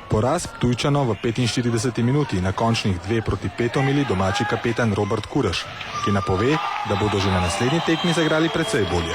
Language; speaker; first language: Slovenian; native; Slovenian